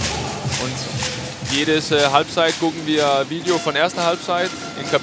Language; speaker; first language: German; non-native, fluent; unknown